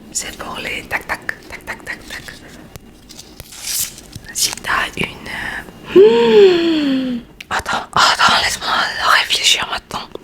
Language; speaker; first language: French; non-native, learner; Spanish